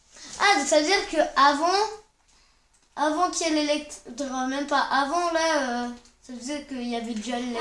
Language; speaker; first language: French; native; French